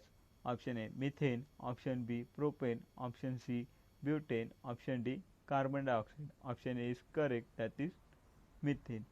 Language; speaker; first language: English; non-native, local second language; Marathi